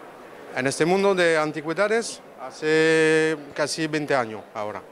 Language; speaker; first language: Spanish; non-native, learner; French